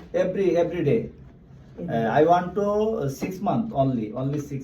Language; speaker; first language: English; non-native, learner; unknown